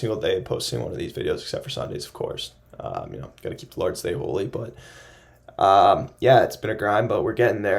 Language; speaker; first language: English; native; English